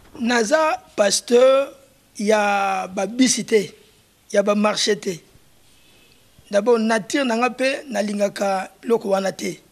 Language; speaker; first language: Lingala; native; Lingala